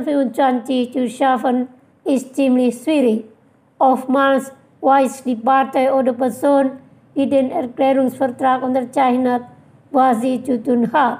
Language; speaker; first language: German; non-native, fluent; Indonesian